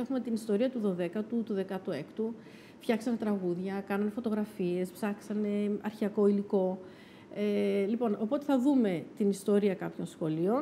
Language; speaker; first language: Greek; native; Greek